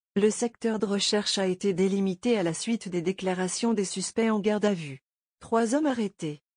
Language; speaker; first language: French; native; French